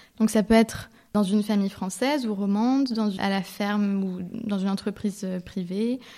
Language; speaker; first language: French; early bilingual, heritage; French